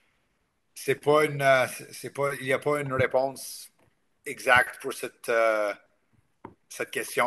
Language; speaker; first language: French; non-native, local second language; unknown